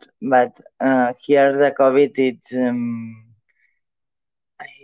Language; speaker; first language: English; non-native, learner; Catalan